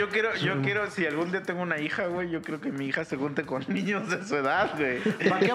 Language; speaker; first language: Spanish; native; Spanish